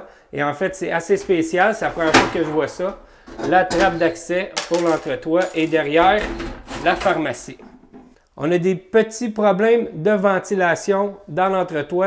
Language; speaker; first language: French; native; French